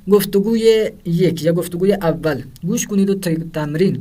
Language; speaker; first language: Persian; non-native, fluent; Urdu